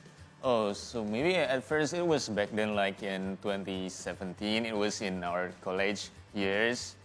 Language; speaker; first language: English; non-native, fluent; Indonesian